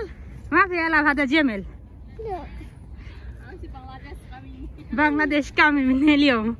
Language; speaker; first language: Arabic; non-native, learner; Bangla